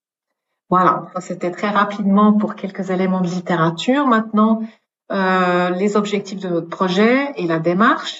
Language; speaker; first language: French; native; French